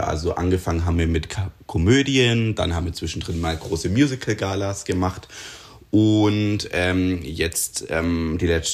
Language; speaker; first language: German; native; German